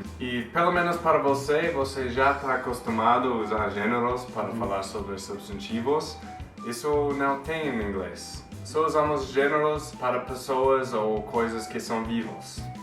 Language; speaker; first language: Portuguese; non-native, fluent; English